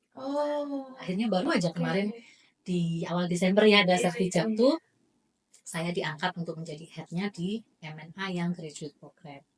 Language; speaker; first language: Indonesian; native; Indonesian